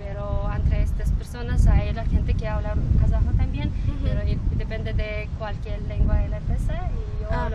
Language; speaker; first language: Spanish; non-native, learner; Kazakh